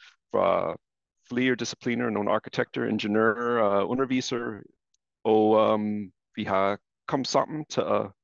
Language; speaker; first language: Danish; non-native, fluent; English